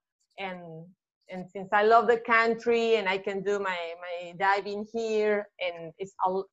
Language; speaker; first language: English; non-native, fluent; Spanish